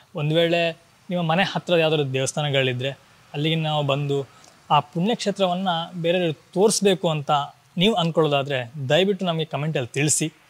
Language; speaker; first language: Kannada; non-native, local second language; Tulu